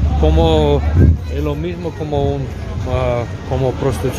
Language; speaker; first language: Spanish; non-native, learner; Macedonian